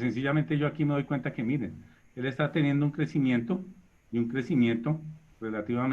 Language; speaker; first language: Spanish; native; Spanish